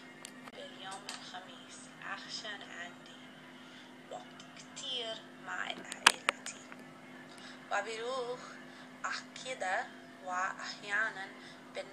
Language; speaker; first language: Arabic; non-native, learner; English